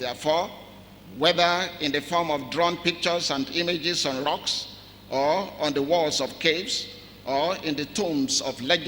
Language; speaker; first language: English; non-native, local second language; Yoruba